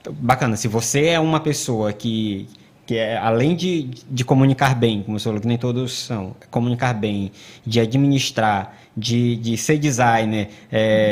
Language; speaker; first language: Portuguese; native; Portuguese